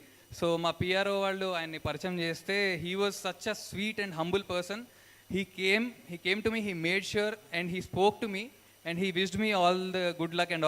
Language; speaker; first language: Telugu; native; Telugu